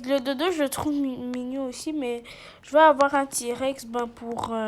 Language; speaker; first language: French; native; French